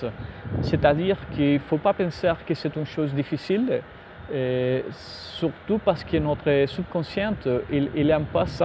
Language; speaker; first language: French; non-native, fluent; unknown